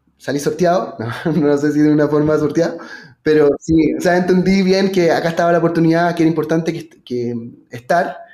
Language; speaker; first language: Spanish; native; Spanish